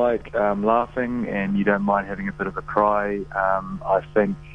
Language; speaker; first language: English; native; English